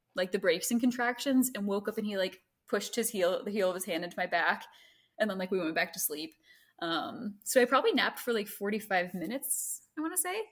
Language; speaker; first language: English; native; English